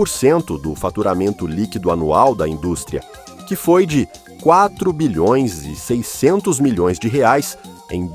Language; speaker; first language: Portuguese; native; Portuguese